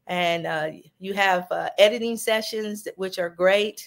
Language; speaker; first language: English; native; English